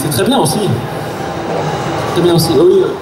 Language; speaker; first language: French; native; French